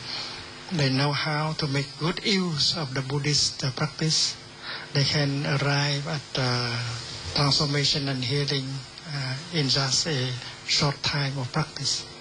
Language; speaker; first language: English; non-native, fluent; Vietnamese